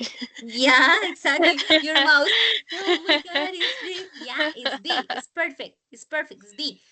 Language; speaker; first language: English; non-native, learner; Spanish